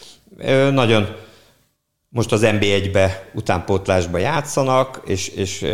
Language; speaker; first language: Hungarian; native; Hungarian